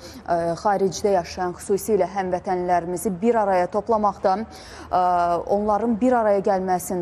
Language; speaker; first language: Azerbaijani; native; Azerbaijani